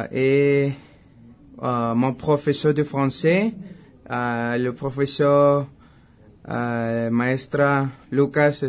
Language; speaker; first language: French; non-native, learner; Spanish